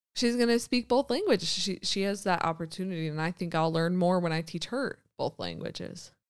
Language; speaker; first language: English; native; English